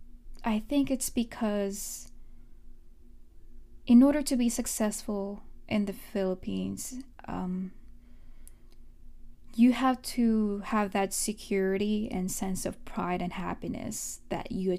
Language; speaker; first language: English; non-native, local second language; Filipino